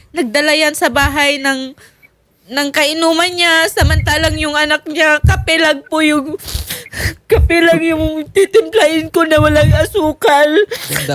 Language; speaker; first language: Filipino; native; Filipino